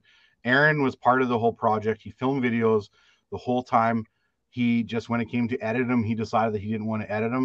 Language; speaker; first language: English; native; English